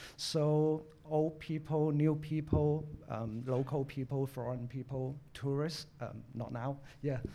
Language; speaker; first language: English; non-native, local second language; Cantonese